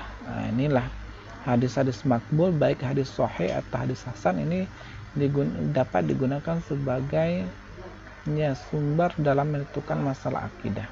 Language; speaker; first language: Indonesian; native; Indonesian